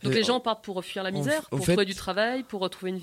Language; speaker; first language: French; native; French